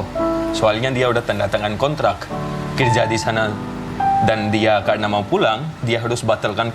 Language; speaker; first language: Indonesian; non-native, fluent; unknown